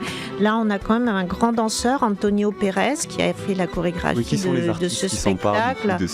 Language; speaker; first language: French; native; French